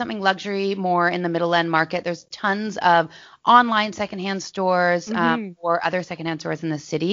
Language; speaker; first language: English; native; English